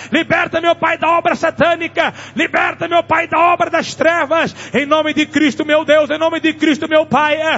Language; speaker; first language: Portuguese; non-native, local second language; Tsonga